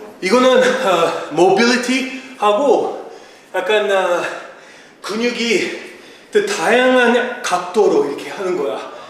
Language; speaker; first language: Korean; early bilingual, heritage; Korean